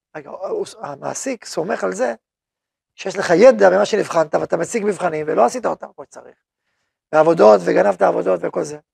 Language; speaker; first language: Hebrew; native; Hebrew